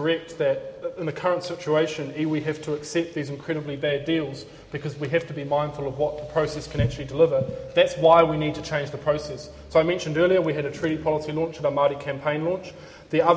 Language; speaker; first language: English; native; English